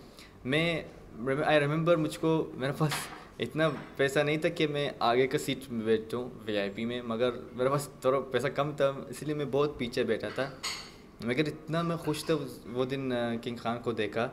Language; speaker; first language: Hindi; non-native, fluent; Arabic